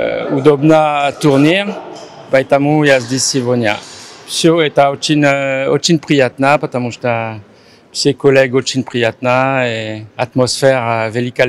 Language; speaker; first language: Russian; non-native, fluent; French